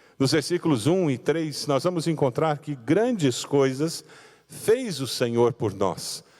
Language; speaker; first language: Portuguese; native; Portuguese